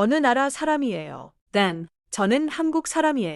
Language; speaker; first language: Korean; non-native, learner; English